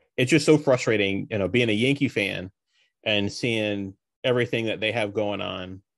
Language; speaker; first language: English; early bilingual, other home language; Spanish